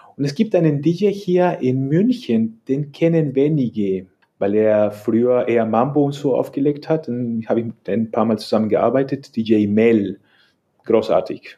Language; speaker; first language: German; non-native, fluent; Spanish